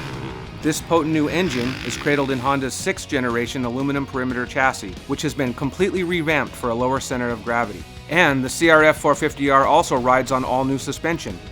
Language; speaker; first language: English; native; English